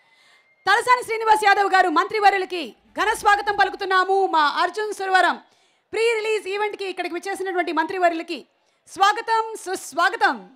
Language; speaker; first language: Telugu; native; Telugu